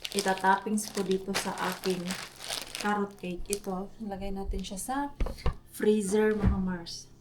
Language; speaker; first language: Filipino; non-native, local second language; Cebuano